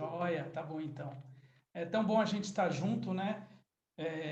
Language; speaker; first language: Portuguese; native; Portuguese